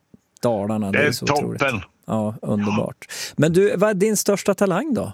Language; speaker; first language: Swedish; native; Swedish